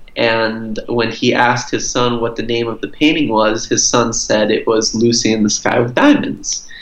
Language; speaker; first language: English; early bilingual, other home language; Portuguese